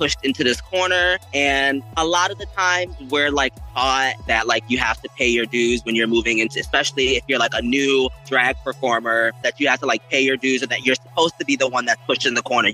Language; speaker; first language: English; native; English